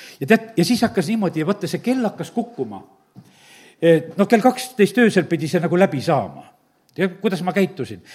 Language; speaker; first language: Estonian; native; Estonian